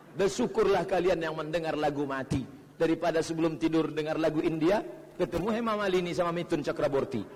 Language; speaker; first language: Indonesian; native; Indonesian